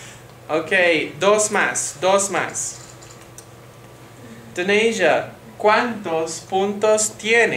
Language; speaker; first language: Spanish; non-native, fluent; English